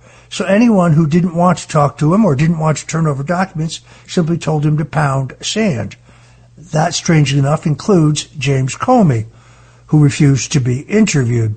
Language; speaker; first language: English; native; English